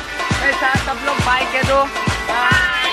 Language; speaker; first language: Hindi; non-native, local second language; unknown